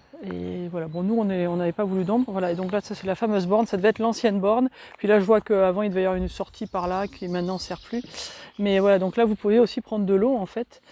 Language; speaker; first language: French; native; French